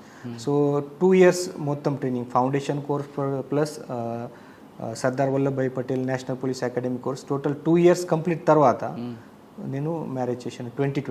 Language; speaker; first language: Telugu; non-native, fluent; Marathi